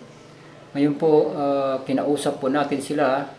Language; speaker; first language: Filipino; native; Filipino